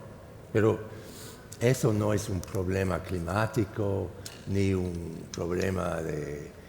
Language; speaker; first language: Spanish; non-native, fluent; English